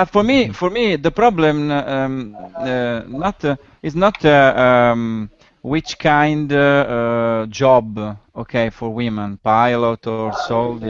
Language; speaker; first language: English; non-native, learner; Italian